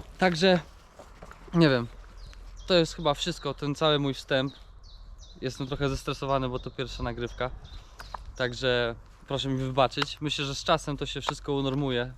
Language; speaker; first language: Polish; native; Polish